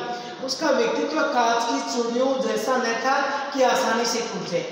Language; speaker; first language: Hindi; native; Hindi